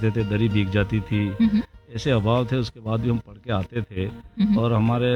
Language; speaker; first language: Hindi; native; Hindi